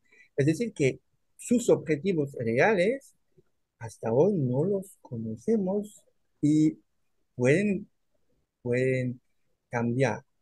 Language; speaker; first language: Spanish; non-native, fluent; French